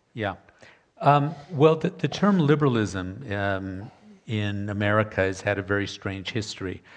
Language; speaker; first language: English; native; English